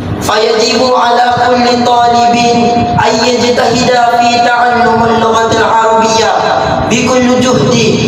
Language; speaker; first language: Arabic; non-native, learner; Malay